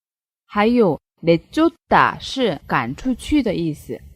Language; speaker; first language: Chinese; non-native, fluent; Korean